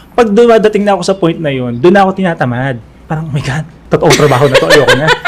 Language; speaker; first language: Filipino; native; Filipino